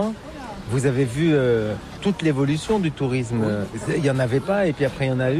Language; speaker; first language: French; native; French